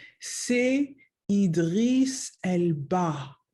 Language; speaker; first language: French; non-native, learner; English